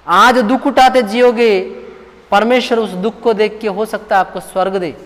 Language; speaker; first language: Hindi; non-native, local second language; Telugu